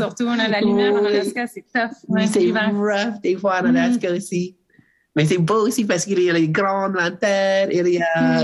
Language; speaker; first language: French; non-native, learner; English